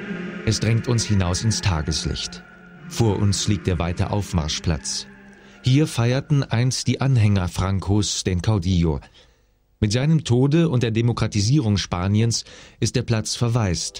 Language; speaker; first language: German; native; German